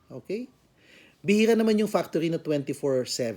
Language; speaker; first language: Filipino; native; Filipino